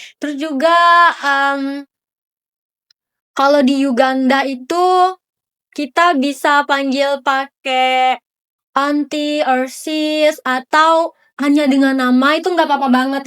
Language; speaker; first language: Indonesian; native; Indonesian